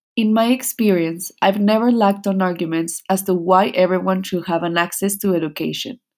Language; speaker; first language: English; non-native, fluent; Spanish